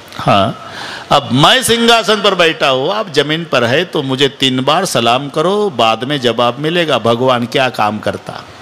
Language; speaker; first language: Hindi; non-native, local second language; Marathi